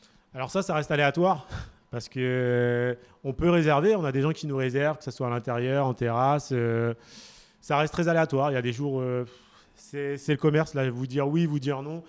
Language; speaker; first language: French; native; French